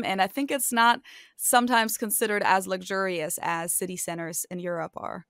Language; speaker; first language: English; non-native, fluent; German